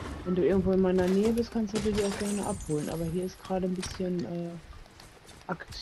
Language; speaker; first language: German; native; German